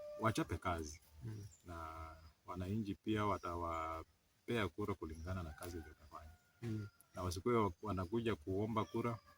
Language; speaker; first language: Swahili; non-native, local second language; Luyia